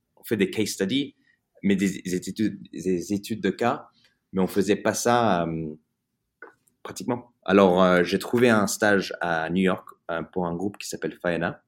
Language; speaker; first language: French; early bilingual, heritage; French